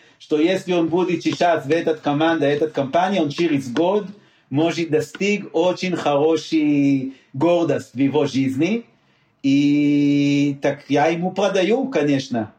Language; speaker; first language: Russian; non-native, learner; Hebrew